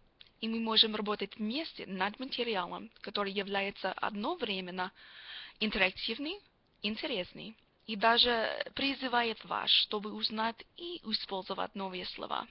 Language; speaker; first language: Russian; non-native, fluent; English